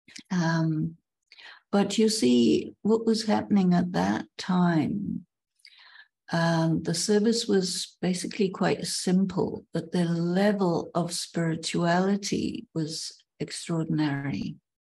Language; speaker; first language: English; native; English